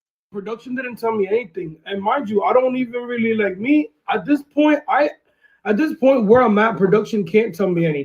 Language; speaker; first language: English; early bilingual, other home language; Spanish